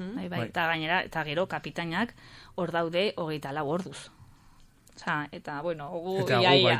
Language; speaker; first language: Basque; non-native, local second language; Spanish